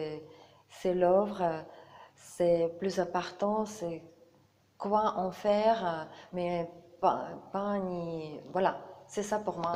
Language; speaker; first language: French; non-native, learner; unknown